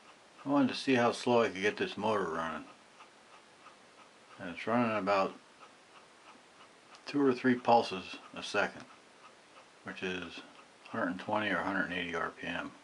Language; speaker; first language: English; native; English